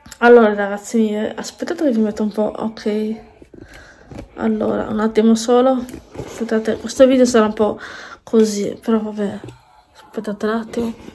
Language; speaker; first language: Italian; native; Italian